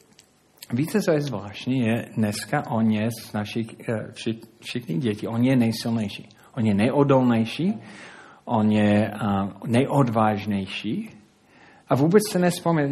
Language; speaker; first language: Czech; non-native, fluent; English